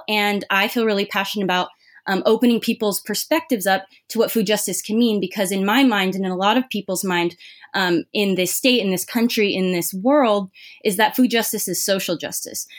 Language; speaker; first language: English; native; English